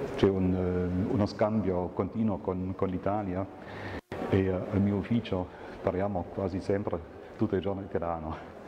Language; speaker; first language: Italian; non-native, fluent; German